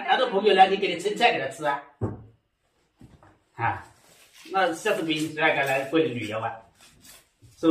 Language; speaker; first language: Chinese; native; Chinese